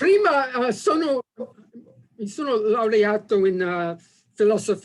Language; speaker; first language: Italian; non-native, fluent; English